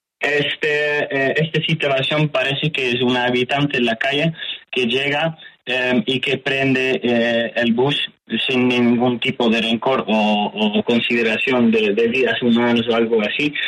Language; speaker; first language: Spanish; non-native, fluent; Dutch